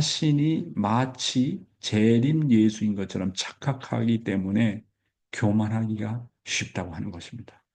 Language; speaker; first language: Korean; native; Korean